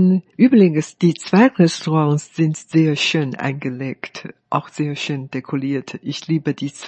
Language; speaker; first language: German; non-native, fluent; Chinese